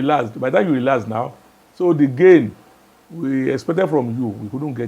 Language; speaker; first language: English; non-native, local second language; Yoruba